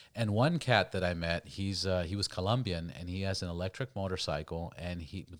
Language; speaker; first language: English; early bilingual, other home language; Spanish